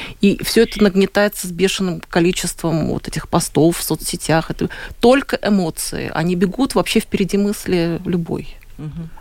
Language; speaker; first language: Russian; native; Russian